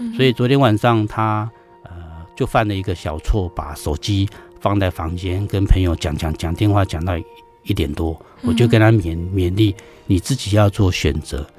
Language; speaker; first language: Chinese; native; Chinese